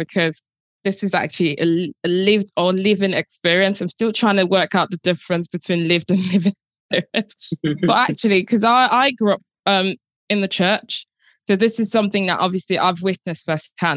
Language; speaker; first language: English; non-native, local second language; Yoruba